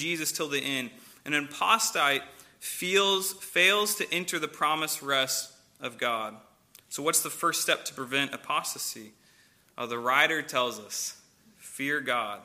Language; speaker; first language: English; native; English